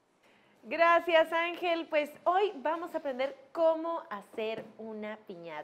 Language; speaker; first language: Spanish; native; Spanish